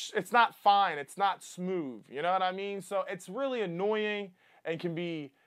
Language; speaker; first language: English; native; English